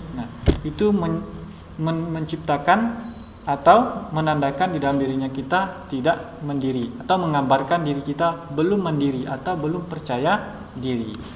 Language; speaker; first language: Indonesian; native; Indonesian